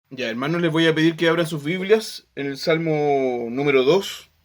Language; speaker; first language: Spanish; native; Spanish